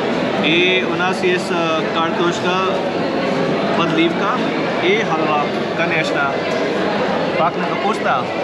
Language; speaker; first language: Russian; non-native, learner; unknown